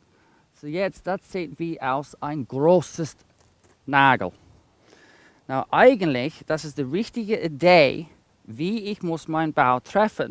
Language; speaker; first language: German; non-native, fluent; English